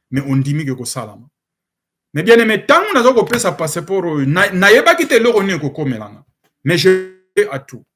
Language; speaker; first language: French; non-native, local second language; Lingala